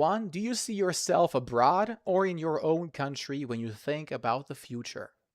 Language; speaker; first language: English; non-native, fluent; Serbian